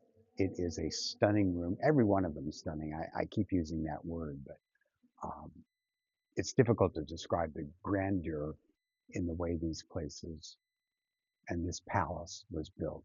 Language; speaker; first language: English; native; English